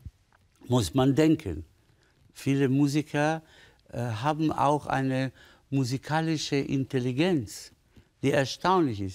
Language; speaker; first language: German; non-native, fluent; Spanish